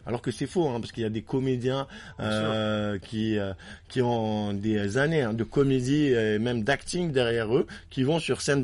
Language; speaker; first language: French; non-native, local second language; Arabic